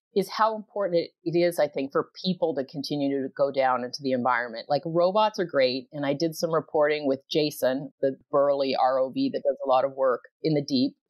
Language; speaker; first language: English; native; English